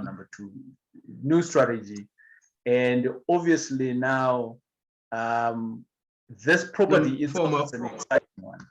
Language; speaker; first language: English; non-native, local second language; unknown